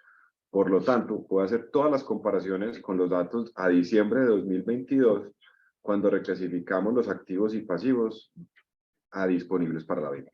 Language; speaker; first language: Spanish; native; Spanish